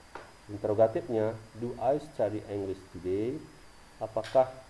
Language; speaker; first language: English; non-native, learner; Indonesian